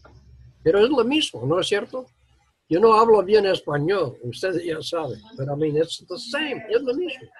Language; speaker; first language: Spanish; non-native, learner; English